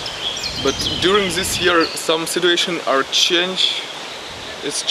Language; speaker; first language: English; non-native, learner; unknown